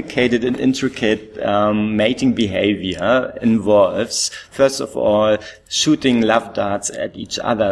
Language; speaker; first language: English; non-native, fluent; German